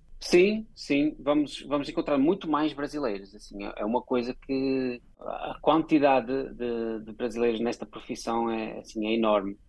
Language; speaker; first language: Portuguese; native; Portuguese